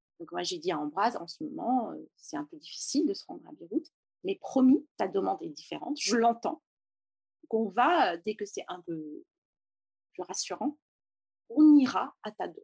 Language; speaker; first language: French; native; French